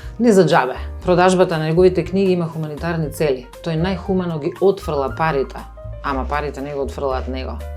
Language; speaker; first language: Macedonian; native; Macedonian